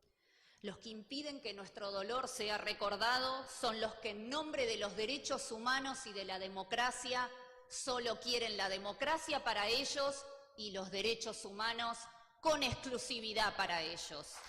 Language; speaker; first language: Spanish; native; Spanish